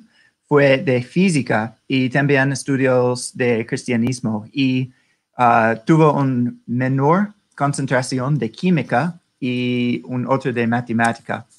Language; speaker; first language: Spanish; non-native, learner; English